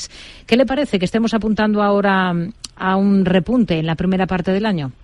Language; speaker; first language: Spanish; native; Spanish